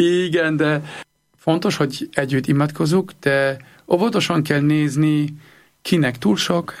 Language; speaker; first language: Hungarian; non-native, learner; German